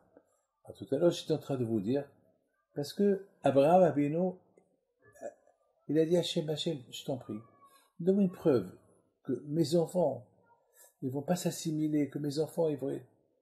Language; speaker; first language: French; non-native, local second language; Arabic